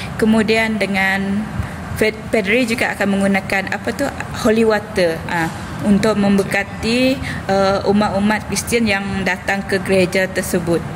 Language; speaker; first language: Malay; non-native, local second language; Iban